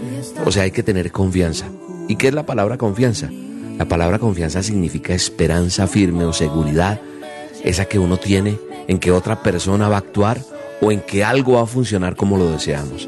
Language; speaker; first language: Spanish; native; Spanish